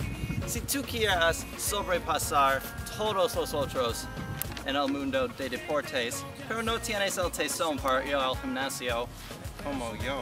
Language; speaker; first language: Spanish; non-native, learner; English